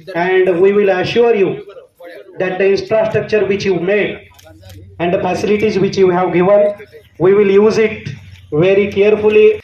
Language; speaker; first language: English; non-native, local second language; Marathi